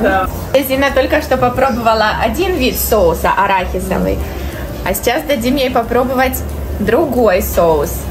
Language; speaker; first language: Russian; native; Russian